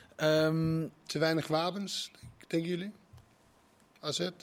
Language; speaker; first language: Dutch; non-native, fluent; Danish